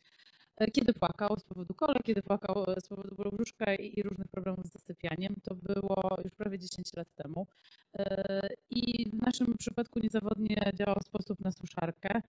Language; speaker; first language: Polish; native; Polish